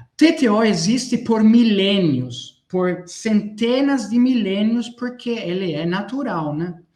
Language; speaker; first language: Portuguese; non-native, fluent; German